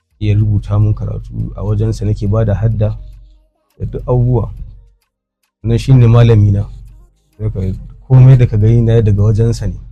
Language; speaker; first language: Hausa; native; Hausa